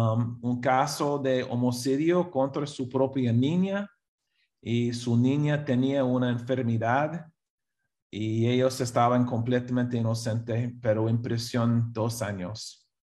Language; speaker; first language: Spanish; non-native, fluent; English